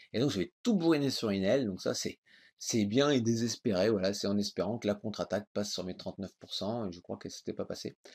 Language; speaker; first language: French; native; French